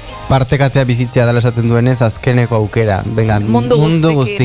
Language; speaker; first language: Basque; native; Basque